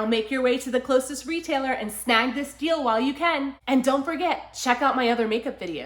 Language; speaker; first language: English; native; English